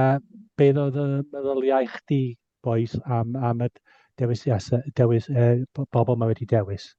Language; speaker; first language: Welsh; native; Welsh